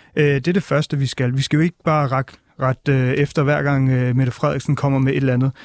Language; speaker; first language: Danish; native; Danish